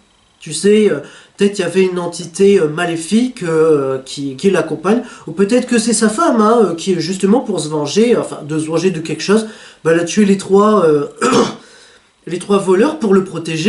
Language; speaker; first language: French; native; French